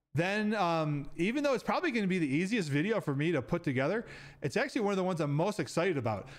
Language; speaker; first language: English; native; English